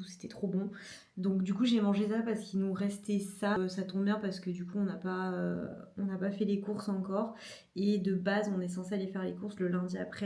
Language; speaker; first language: French; native; French